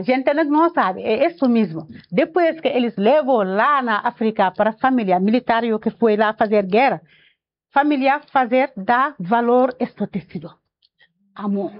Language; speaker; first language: Portuguese; non-native, learner; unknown